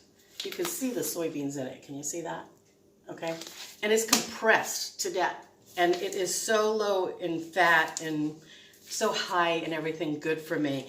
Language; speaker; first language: English; native; English